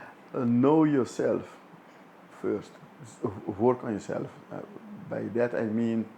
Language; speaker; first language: English; non-native, fluent; Dutch